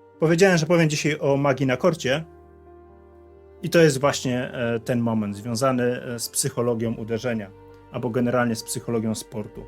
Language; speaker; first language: Polish; native; Polish